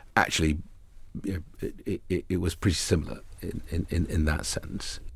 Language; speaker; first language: English; early bilingual, other home language; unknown